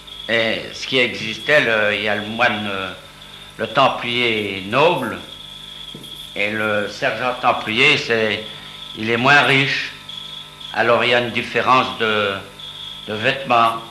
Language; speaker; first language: French; native; French